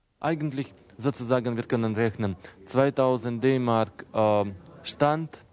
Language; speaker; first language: German; non-native, learner; Russian